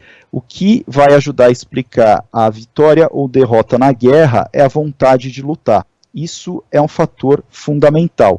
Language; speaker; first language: Portuguese; native; Portuguese